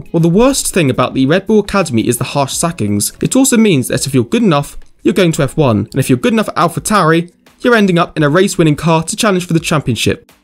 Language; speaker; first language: English; native; English